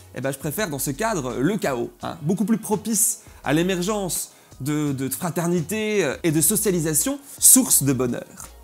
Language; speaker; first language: French; native; French